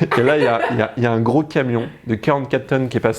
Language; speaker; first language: French; native; French